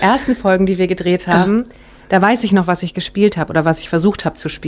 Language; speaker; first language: German; early bilingual, other home language; Japanese